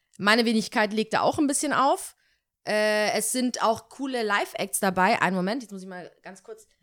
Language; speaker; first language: German; native; German